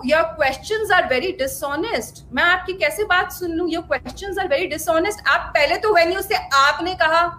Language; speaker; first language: Hindi; native; Hindi